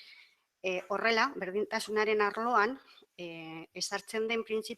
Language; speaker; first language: Basque; non-native, local second language; Spanish